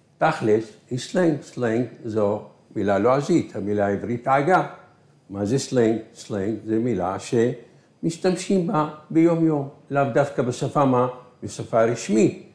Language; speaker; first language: Hebrew; non-native, local second language; Arabic